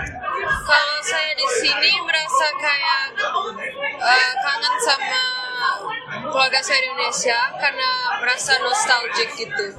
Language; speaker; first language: Indonesian; early bilingual, heritage; Indonesian